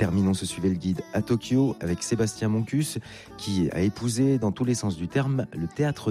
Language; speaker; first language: French; native; French